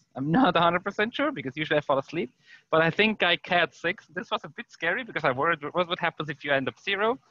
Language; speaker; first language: English; non-native, fluent; German